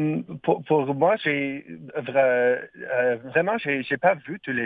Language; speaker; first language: French; non-native, learner; English